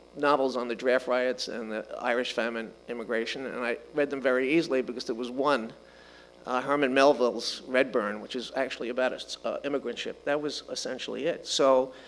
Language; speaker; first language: English; native; English